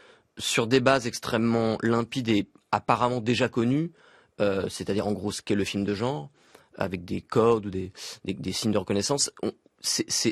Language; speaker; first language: French; native; French